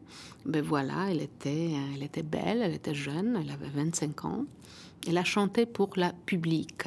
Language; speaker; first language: French; non-native, fluent; Polish